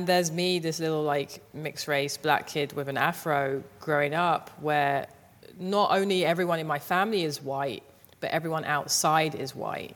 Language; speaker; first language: English; native; English